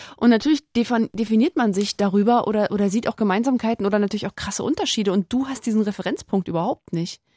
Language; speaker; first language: German; native; German